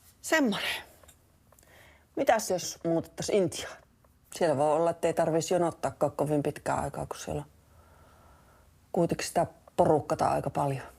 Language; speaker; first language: Finnish; native; Finnish